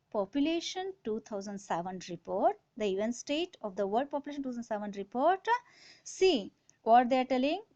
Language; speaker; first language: English; non-native, local second language; Kannada